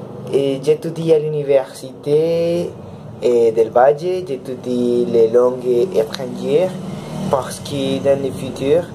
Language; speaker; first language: French; non-native, learner; Spanish